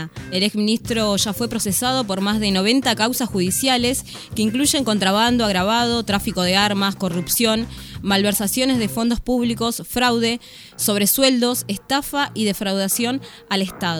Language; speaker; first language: Spanish; native; Spanish